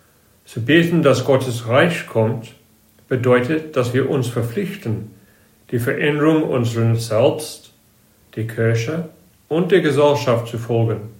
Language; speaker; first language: German; non-native, fluent; English